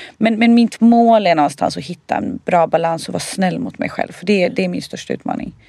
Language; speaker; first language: Swedish; early bilingual, other home language; Bosnian